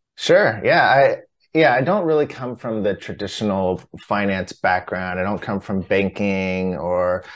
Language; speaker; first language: English; native; English